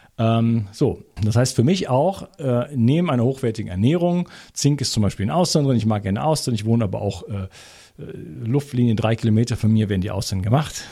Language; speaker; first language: German; native; German